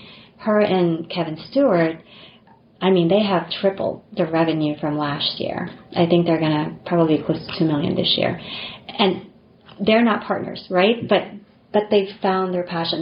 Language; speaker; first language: English; non-native, local second language; Filipino